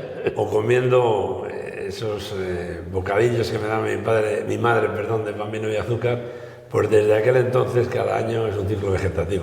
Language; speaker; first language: Spanish; native; Spanish